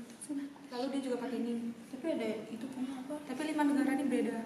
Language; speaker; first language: Indonesian; non-native, learner; Chinese